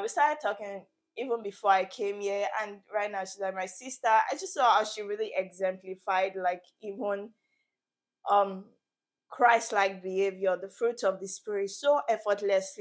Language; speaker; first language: English; non-native, local second language; Yoruba